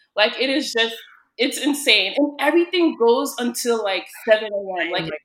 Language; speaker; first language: English; early bilingual, other home language; Yoruba